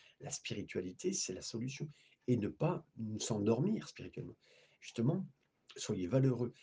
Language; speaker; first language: French; native; French